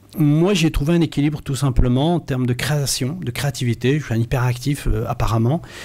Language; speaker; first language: French; early bilingual, other home language; Arabic